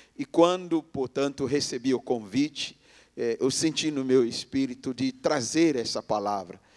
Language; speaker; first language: Portuguese; non-native, fluent; English